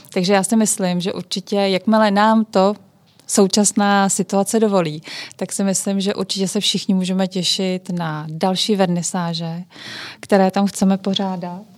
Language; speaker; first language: Czech; native; Czech